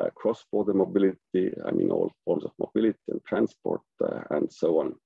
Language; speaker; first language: English; non-native, fluent; Estonian